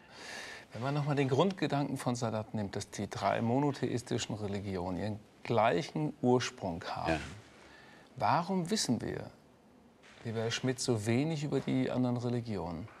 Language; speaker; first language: German; native; German